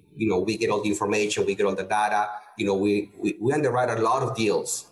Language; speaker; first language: English; non-native, fluent; Spanish